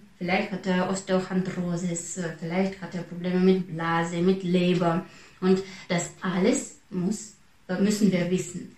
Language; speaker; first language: German; non-native, fluent; Russian